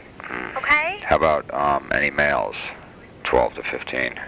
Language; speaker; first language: English; native; English